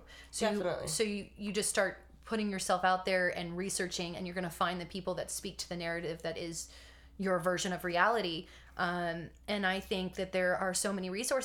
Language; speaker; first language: English; native; English